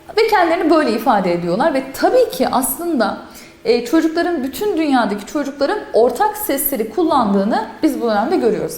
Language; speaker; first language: Turkish; native; Turkish